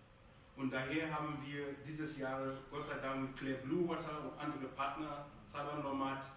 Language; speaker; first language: German; non-native, fluent; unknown